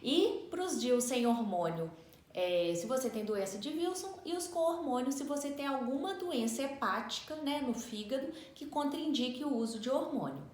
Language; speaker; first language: Portuguese; native; Portuguese